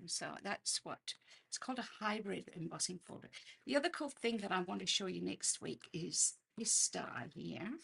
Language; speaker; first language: English; native; English